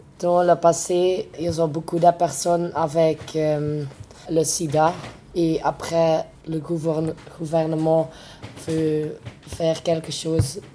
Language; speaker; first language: French; non-native, local second language; Dutch